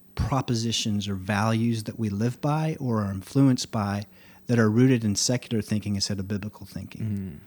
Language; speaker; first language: English; native; English